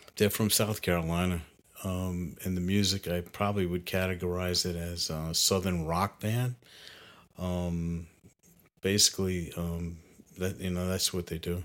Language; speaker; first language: English; native; English